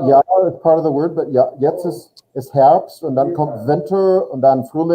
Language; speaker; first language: German; non-native, fluent; English